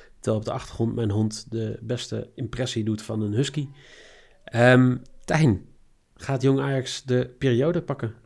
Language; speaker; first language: Dutch; native; Dutch